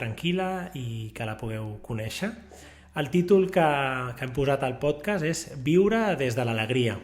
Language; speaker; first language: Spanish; non-native, local second language; Catalan